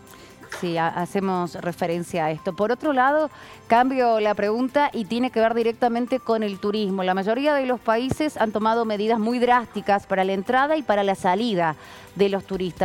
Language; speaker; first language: Spanish; native; Spanish